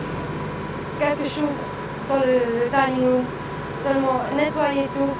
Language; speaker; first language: French; non-native, learner; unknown